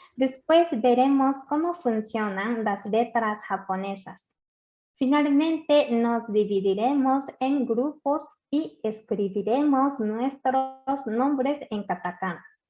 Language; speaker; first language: Spanish; non-native, fluent; Japanese